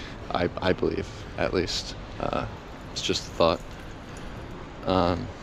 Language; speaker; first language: English; native; English